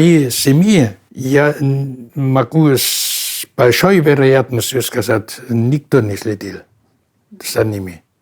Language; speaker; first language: Russian; non-native, fluent; German